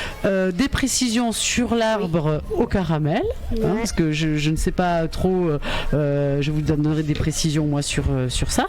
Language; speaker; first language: French; native; French